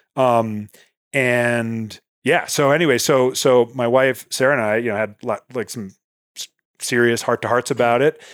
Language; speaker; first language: English; native; English